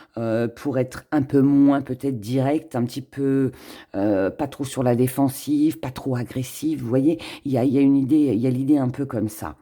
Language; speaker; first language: French; native; French